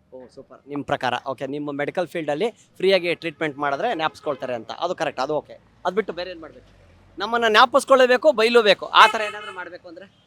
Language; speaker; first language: Kannada; native; Kannada